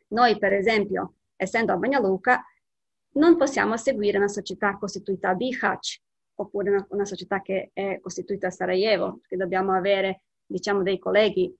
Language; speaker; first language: Italian; non-native, fluent; Bosnian